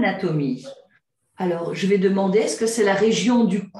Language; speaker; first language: French; native; French